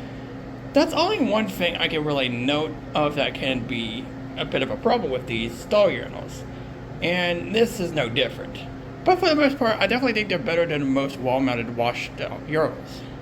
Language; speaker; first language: English; native; English